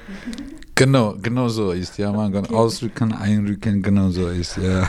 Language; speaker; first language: German; non-native, learner; Turkish